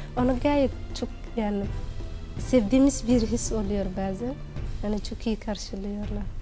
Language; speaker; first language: Turkish; non-native, fluent; Somali